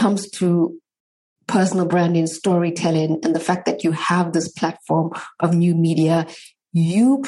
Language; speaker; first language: English; native; English